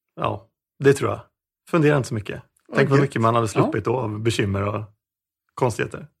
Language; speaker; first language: Swedish; native; Swedish